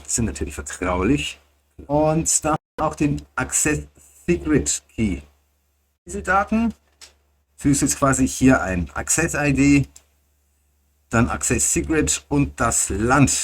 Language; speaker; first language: German; native; German